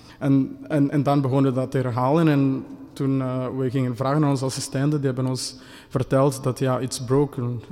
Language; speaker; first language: Dutch; non-native, fluent; Kinyarwanda